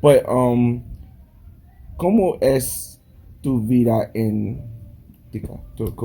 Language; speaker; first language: Spanish; non-native, learner; English